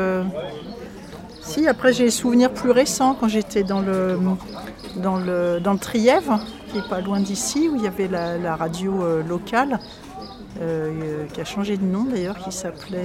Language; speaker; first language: French; native; French